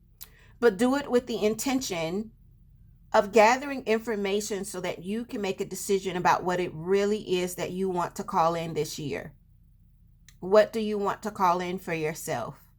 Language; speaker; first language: English; native; English